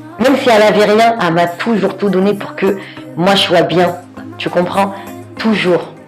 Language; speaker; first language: French; early bilingual, other home language; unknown